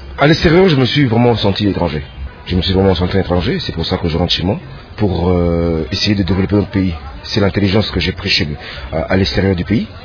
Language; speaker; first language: French; non-native, local second language; Lingala